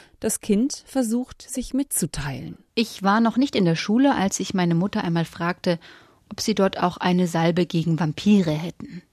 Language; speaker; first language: German; native; German